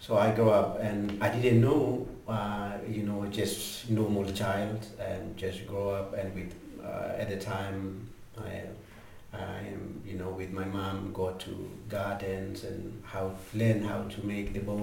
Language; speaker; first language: English; non-native, learner; Indonesian